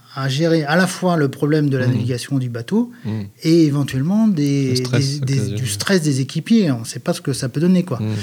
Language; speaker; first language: French; native; French